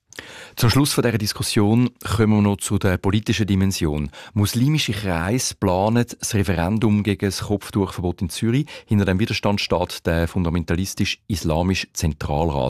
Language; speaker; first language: German; native; German